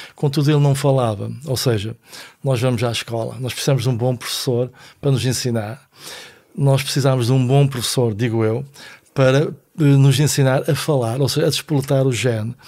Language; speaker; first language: Portuguese; native; Portuguese